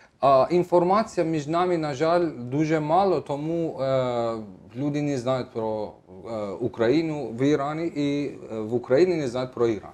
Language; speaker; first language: Ukrainian; non-native, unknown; Persian